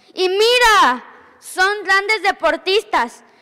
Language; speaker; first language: Spanish; native; Spanish